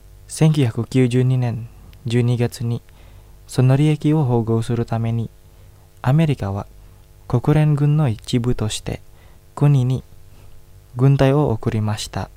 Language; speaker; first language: Japanese; non-native, fluent; Indonesian